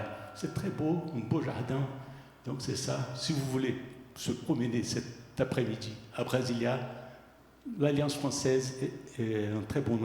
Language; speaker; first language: French; non-native, fluent; Portuguese